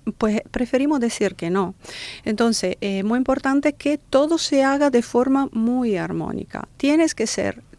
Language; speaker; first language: Spanish; non-native, fluent; Italian